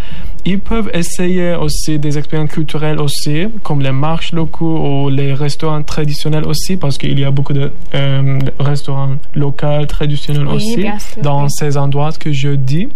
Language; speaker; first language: French; non-native, learner; Turkish